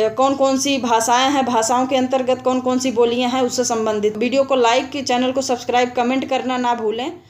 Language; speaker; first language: Hindi; native; Hindi